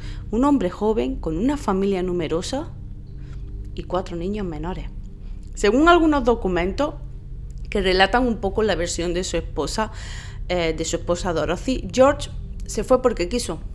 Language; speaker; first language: Spanish; native; Spanish